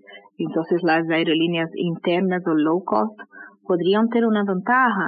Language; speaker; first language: Spanish; native; Spanish